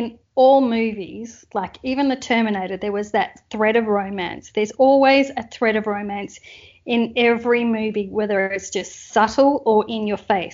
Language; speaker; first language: English; native; English